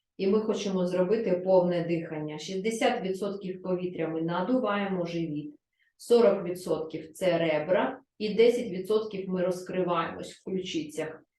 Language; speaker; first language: Ukrainian; non-native, local second language; Russian